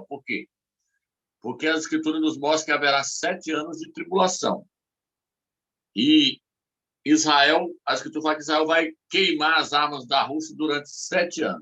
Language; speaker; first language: Portuguese; native; Portuguese